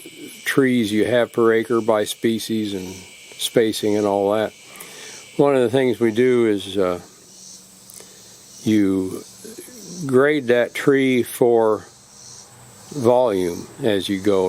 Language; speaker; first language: English; native; English